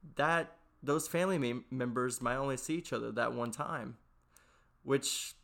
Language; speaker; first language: English; native; English